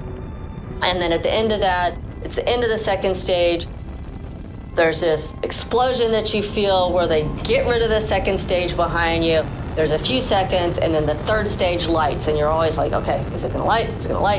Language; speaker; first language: English; native; English